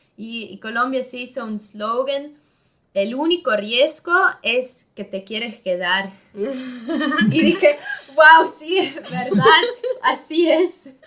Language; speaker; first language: Spanish; non-native, fluent; Swiss German